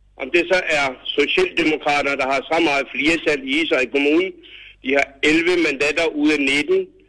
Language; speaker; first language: Danish; non-native, fluent; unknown